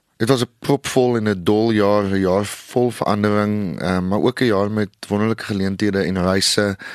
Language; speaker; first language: Afrikaans; native; Afrikaans